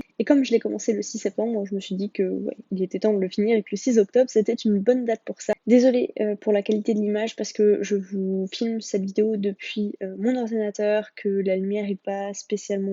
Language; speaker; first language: French; native; French